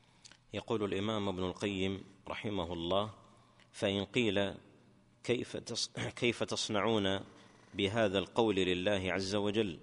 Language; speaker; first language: Arabic; native; Arabic